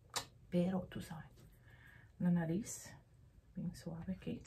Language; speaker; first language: Spanish; early bilingual, heritage; Spanish